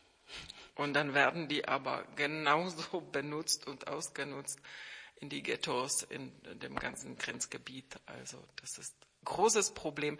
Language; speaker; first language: German; non-native, fluent; Czech